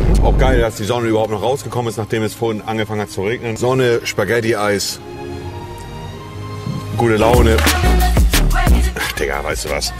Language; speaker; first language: German; native; German